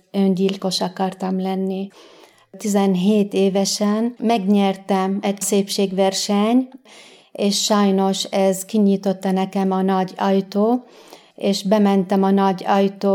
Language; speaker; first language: Hungarian; non-native, fluent; Arabic